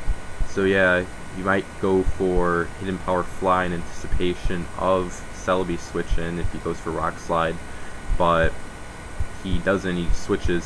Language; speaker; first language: English; native; English